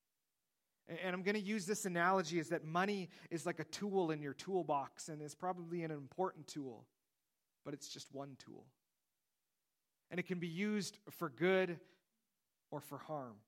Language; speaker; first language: English; native; English